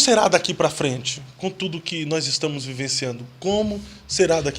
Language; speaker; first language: Portuguese; native; Portuguese